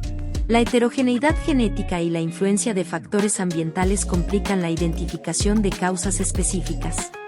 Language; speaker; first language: Spanish; native; Spanish